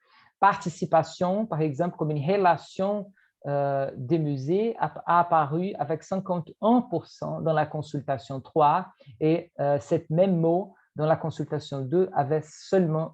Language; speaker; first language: French; non-native, fluent; Portuguese